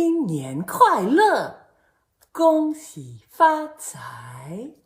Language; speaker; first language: Chinese; non-native, learner; English